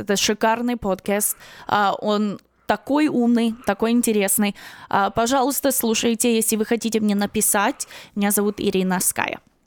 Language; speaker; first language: Russian; early bilingual, heritage; Russian